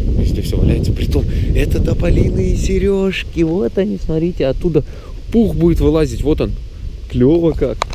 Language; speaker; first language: Russian; early bilingual, heritage; Russian